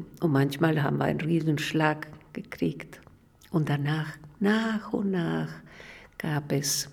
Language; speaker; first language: German; non-native, fluent; Spanish